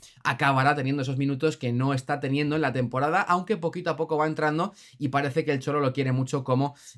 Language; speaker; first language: Spanish; native; Spanish